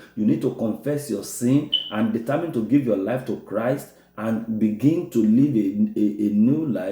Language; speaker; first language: English; non-native, local second language; Yoruba